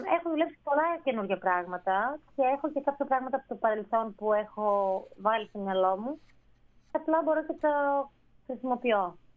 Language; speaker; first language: Greek; native; Greek